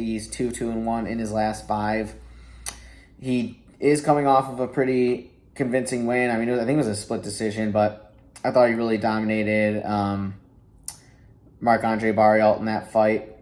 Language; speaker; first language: English; native; English